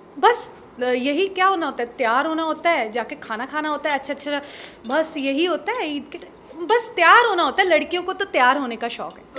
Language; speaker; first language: Hindi; non-native, local second language; Punjabi